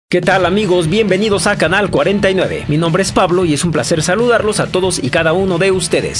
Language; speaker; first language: Spanish; native; Spanish